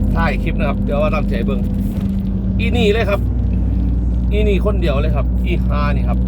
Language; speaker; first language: Thai; native; Thai